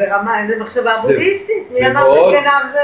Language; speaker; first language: Hebrew; native; Hebrew